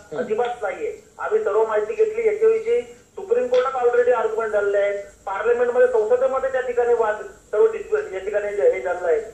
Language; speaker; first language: Marathi; non-native, local second language; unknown